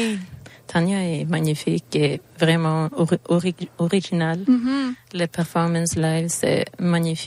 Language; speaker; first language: French; non-native, learner; Swedish